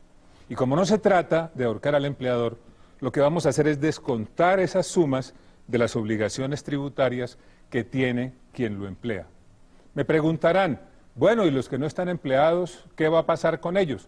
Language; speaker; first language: Spanish; native; Spanish